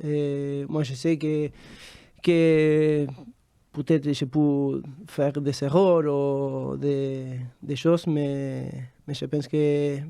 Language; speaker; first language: French; non-native, fluent; Spanish